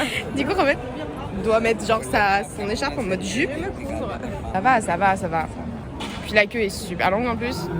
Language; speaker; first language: French; native; French